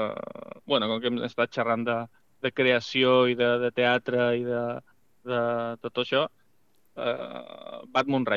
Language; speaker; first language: Catalan; non-native, fluent; Spanish